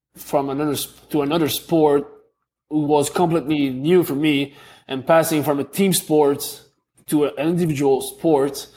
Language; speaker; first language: English; native; English